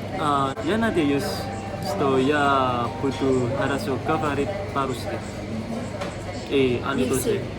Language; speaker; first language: Russian; non-native, learner; Indonesian